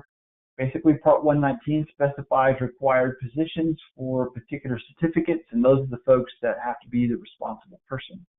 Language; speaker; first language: English; native; English